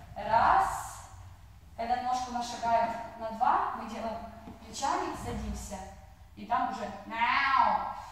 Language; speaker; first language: Russian; non-native, fluent; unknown